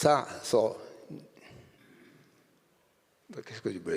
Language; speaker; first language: French; non-native, learner; Japanese